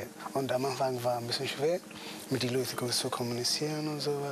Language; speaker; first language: German; non-native, fluent; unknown